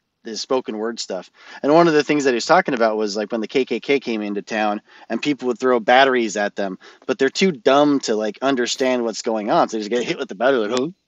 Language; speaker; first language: English; native; English